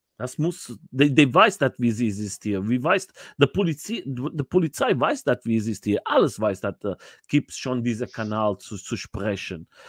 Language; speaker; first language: German; non-native, learner; Portuguese